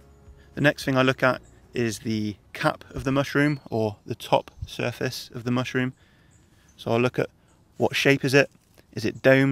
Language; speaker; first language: English; native; English